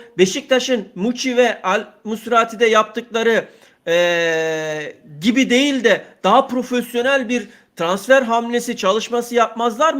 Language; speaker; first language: Turkish; native; Turkish